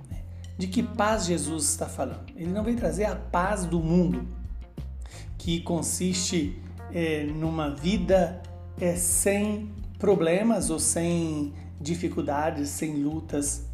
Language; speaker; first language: Portuguese; native; Portuguese